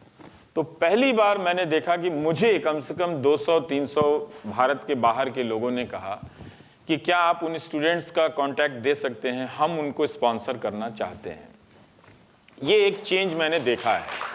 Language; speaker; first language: Hindi; native; Hindi